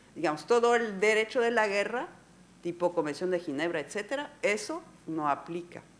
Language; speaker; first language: Spanish; non-native, fluent; French